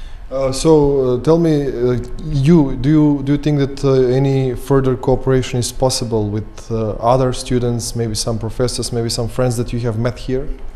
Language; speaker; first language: English; non-native, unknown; Macedonian